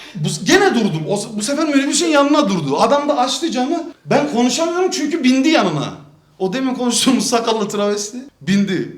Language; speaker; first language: Turkish; early bilingual, heritage; Turkish